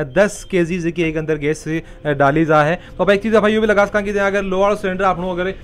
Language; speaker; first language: Hindi; native; Hindi